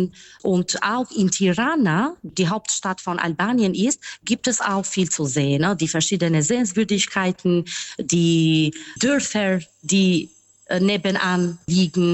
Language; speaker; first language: German; non-native, fluent; Albanian